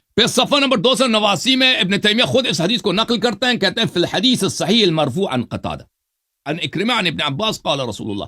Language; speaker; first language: Urdu; non-native, fluent; Persian